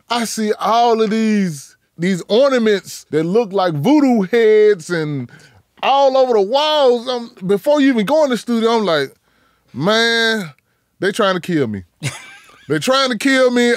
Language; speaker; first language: English; native; English